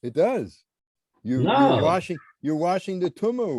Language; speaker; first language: English; native; English